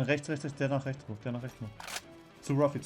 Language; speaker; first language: German; native; German